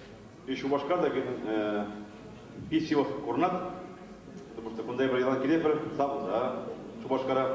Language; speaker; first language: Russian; non-native, local second language; Chuvash